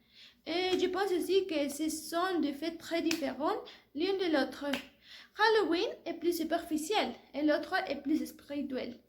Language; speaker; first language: French; non-native, learner; Spanish